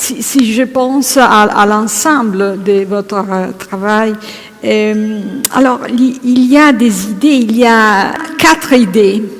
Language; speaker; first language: French; non-native, fluent; Italian